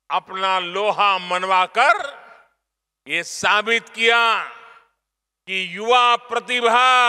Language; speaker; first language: Hindi; non-native, local second language; Gujarati